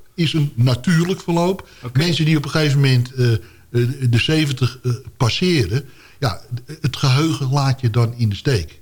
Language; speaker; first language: Dutch; native; Dutch